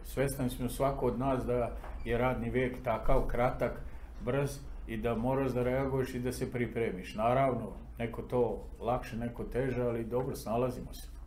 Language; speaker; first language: Serbian; non-native, local second language; Romany